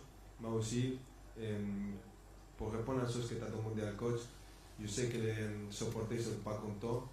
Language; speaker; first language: French; non-native, fluent; Spanish